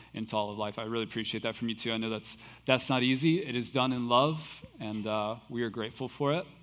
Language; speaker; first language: English; non-native, fluent; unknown